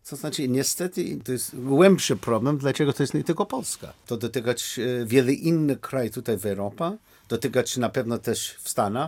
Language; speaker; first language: Polish; non-native, learner; English